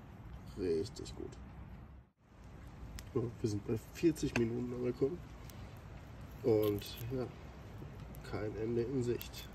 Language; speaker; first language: German; native; German